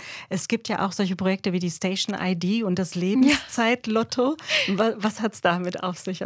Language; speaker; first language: German; native; German